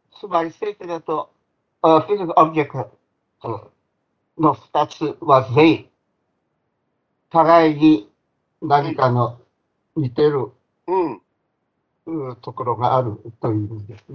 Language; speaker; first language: Japanese; non-native, fluent; Chinese